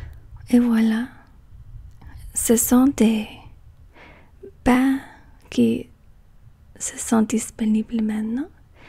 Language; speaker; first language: French; non-native, learner; English